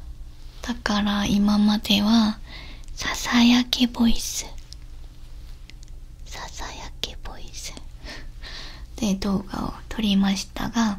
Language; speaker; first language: Japanese; non-native, learner; Korean